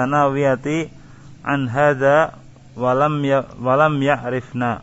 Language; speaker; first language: Arabic; non-native, learner; Indonesian